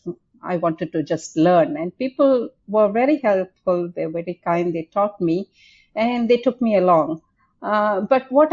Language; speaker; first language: English; non-native, local second language; Tamil